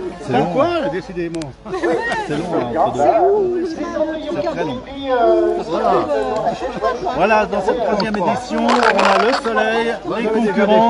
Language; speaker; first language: French; native; French